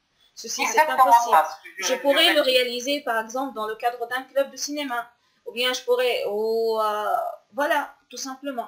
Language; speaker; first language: French; non-native, local second language; Arabic